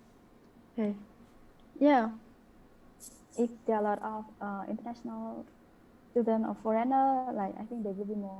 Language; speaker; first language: English; non-native, learner; Khmer